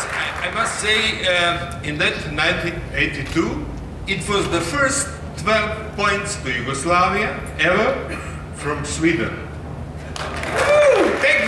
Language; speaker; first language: English; non-native, learner; Serbian